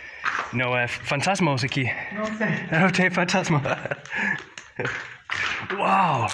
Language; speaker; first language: Portuguese; non-native, learner; English